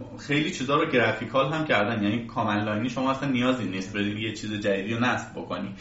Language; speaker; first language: Persian; native; Persian